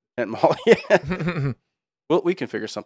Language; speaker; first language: English; native; English